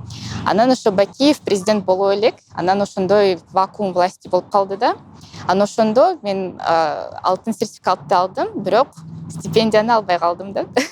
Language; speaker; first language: Kyrgyz; non-native, local second language; Russian